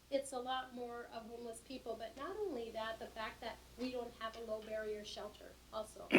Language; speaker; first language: English; native; English